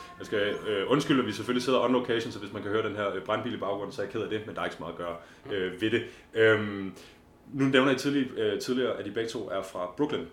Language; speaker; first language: Danish; native; Danish